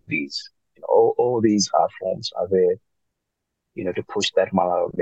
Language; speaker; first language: English; non-native, local second language; Tumbuka